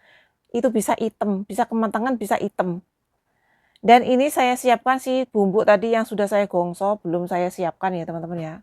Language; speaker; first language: Indonesian; non-native, local second language; Javanese